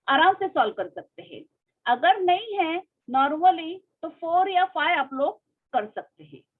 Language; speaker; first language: Hindi; non-native, local second language; Marathi